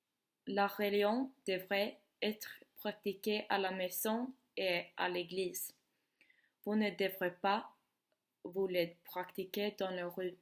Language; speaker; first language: French; non-native, learner; Swedish